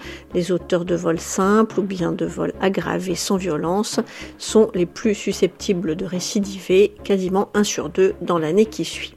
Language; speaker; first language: French; native; French